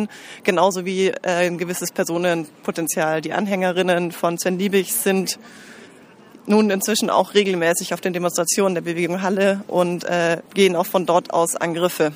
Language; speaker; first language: German; native; German